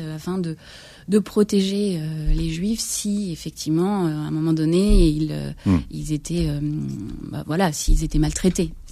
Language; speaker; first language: French; native; French